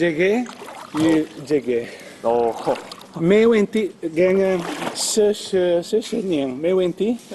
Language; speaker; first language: Chinese; non-native, learner; Italian